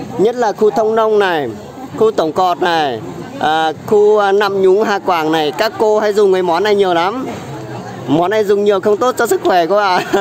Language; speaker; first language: Vietnamese; native; Vietnamese